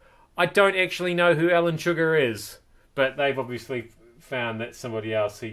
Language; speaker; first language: English; native; English